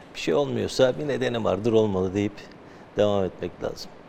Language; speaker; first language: Turkish; native; Turkish